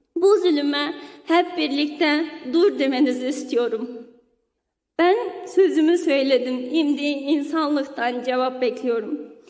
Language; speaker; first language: Turkish; non-native, fluent; Uyghur